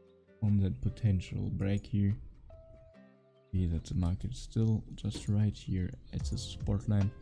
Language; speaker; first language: English; non-native, fluent; German